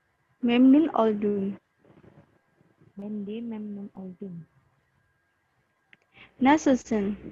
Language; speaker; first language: Turkish; non-native, learner; Indonesian